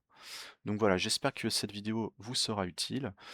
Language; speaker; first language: French; native; French